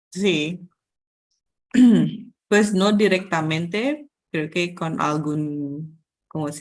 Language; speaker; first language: Spanish; non-native, fluent; Indonesian